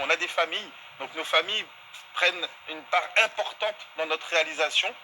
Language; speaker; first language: French; native; French